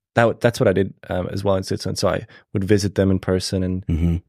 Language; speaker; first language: English; non-native, fluent; German